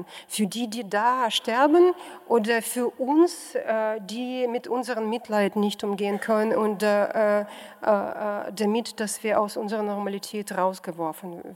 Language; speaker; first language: German; non-native, fluent; Russian